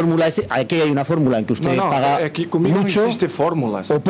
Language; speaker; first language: Spanish; native; Spanish